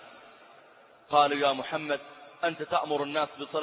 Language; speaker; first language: Arabic; native; Arabic